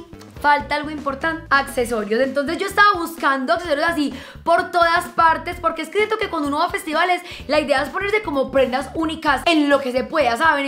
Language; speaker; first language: Spanish; native; Spanish